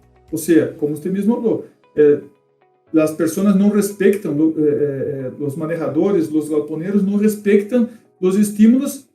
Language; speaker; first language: Spanish; non-native, fluent; Portuguese